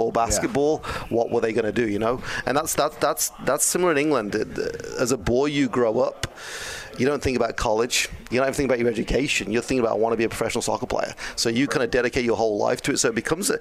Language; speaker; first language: English; native; English